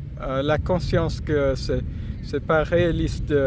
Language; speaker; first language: French; non-native, fluent; English